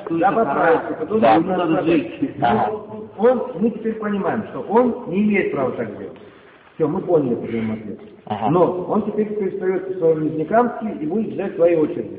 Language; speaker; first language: Russian; native; Russian